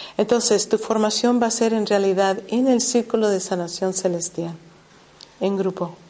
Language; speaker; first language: Spanish; early bilingual, heritage; Spanish